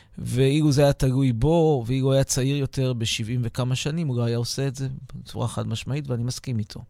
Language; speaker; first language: Hebrew; native; Hebrew